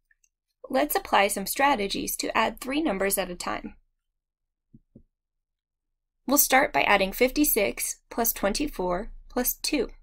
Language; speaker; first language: English; native; English